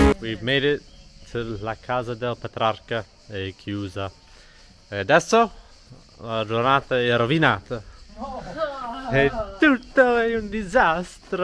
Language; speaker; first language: Italian; non-native, fluent; English